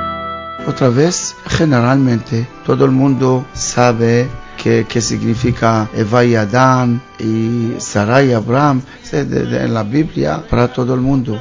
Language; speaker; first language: Spanish; non-native, learner; Hebrew